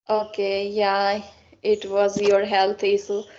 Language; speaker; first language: English; non-native, learner; Assamese